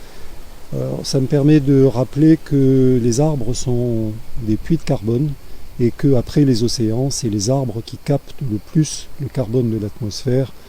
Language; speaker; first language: French; native; French